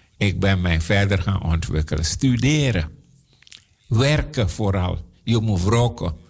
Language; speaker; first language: Dutch; non-native, local second language; Sranan Tongo